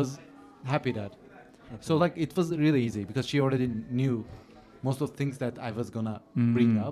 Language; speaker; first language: English; non-native, fluent; Turkish